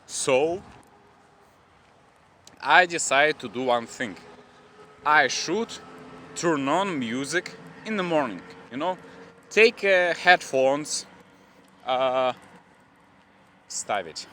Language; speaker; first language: English; non-native, learner; Russian